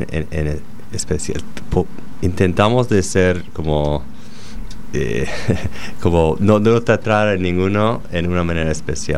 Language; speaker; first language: Spanish; non-native, fluent; English